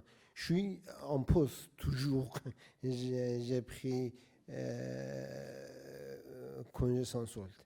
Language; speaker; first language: French; non-native, learner; Persian